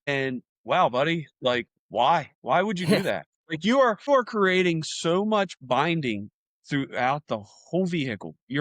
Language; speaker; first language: English; native; English